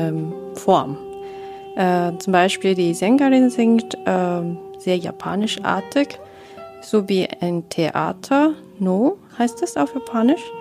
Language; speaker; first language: German; non-native, learner; Japanese